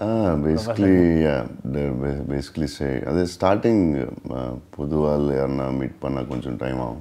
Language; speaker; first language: Tamil; non-native, learner; Telugu